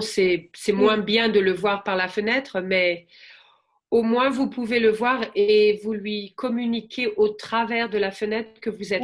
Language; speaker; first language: French; early bilingual, heritage; French